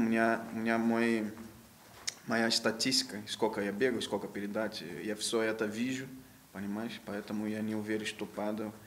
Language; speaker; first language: Russian; non-native, learner; Portuguese